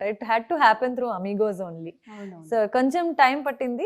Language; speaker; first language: Telugu; non-native, fluent; Kannada